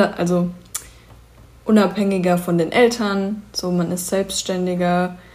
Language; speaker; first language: German; native; German